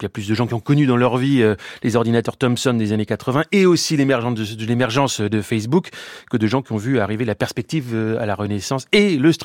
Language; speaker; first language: French; native; French